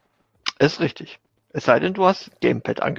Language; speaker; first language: German; native; German